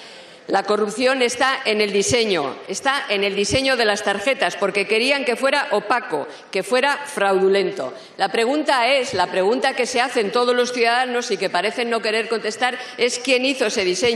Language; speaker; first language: Spanish; native; Spanish